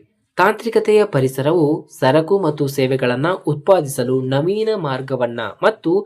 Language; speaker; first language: Kannada; native; Kannada